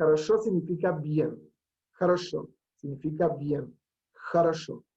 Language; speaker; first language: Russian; non-native, learner; Spanish